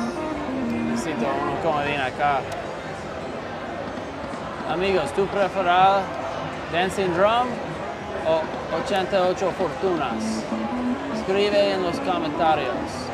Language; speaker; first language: Spanish; non-native, learner; English